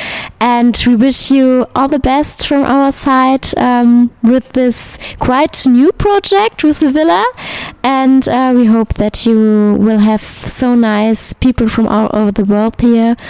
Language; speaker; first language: English; non-native, fluent; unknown